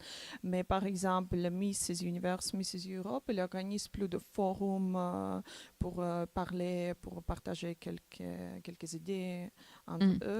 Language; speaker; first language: French; non-native, learner; Macedonian